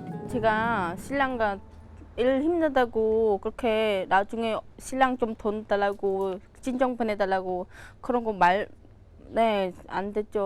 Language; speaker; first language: Korean; non-native, learner; Khmer